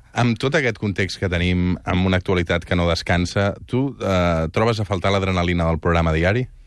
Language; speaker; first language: Catalan; native; Catalan